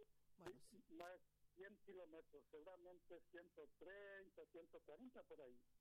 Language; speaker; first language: Spanish; non-native, local second language; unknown